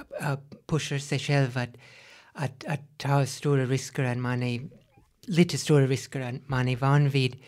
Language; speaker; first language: Swedish; non-native, fluent; English